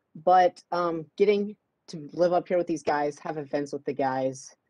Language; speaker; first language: English; native; English